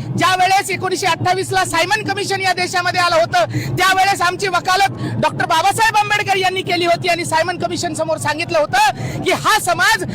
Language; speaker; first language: Marathi; non-native, local second language; Lambadi